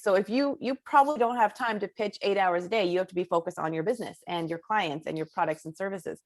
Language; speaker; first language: English; native; English